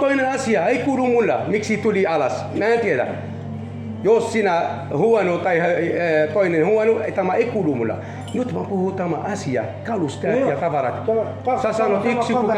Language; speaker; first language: Finnish; non-native, learner; Turkish